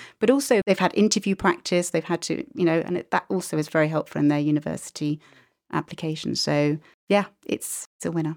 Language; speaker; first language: English; native; English